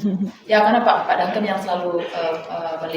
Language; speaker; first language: Indonesian; native; Indonesian